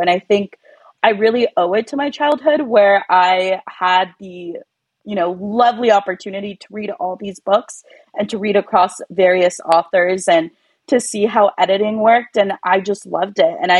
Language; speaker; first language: English; early bilingual, other home language; Spanish